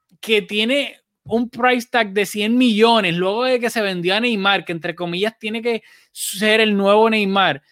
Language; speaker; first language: Spanish; native; Spanish